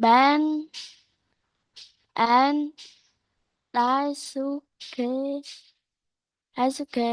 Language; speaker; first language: English; non-native, learner; Vietnamese